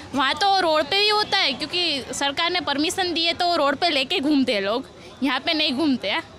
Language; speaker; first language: Hindi; non-native, local second language; Gujarati